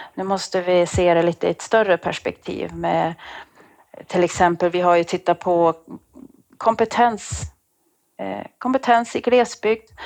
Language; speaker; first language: Swedish; native; Swedish